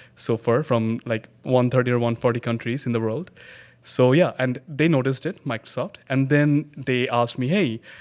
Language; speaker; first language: English; non-native, local second language; Bangla